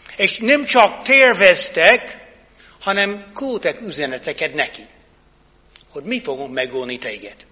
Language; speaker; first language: Hungarian; non-native, fluent; English